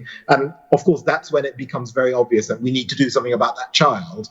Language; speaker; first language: English; native; English